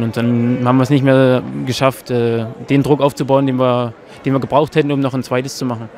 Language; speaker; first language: German; native; German